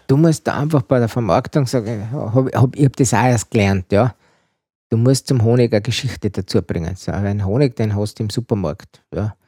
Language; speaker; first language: German; native; German